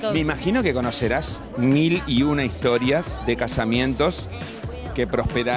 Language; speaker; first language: Spanish; native; Spanish